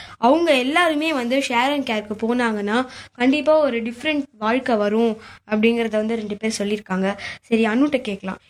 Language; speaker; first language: Tamil; native; Tamil